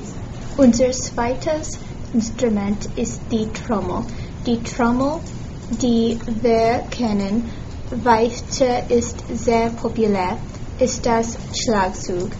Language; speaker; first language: German; non-native, learner; English